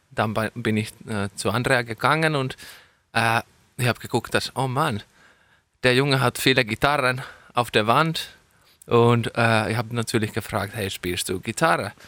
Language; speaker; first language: German; non-native, fluent; Finnish